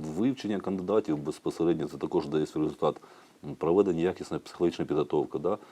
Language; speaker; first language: Ukrainian; native; Ukrainian